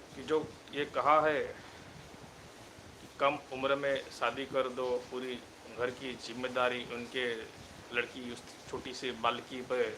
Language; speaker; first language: Hindi; non-native, local second language; Gujarati